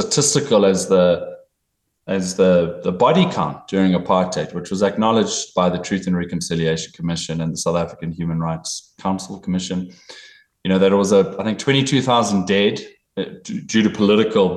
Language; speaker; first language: English; native; English